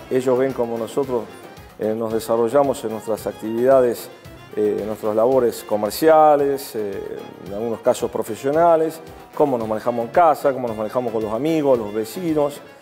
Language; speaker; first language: Spanish; early bilingual, other home language; Arabic